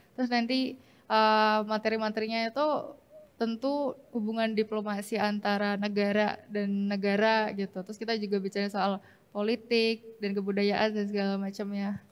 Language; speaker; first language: Indonesian; native; Indonesian